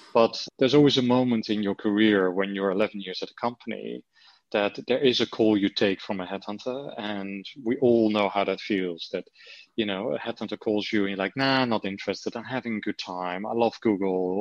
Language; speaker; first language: English; non-native, fluent; Dutch